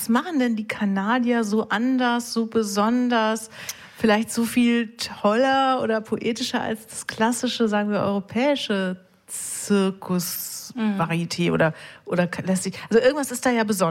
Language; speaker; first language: German; native; German